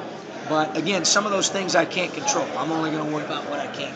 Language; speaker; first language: English; native; English